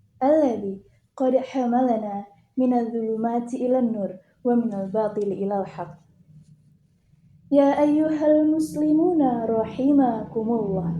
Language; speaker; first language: Arabic; non-native, learner; Indonesian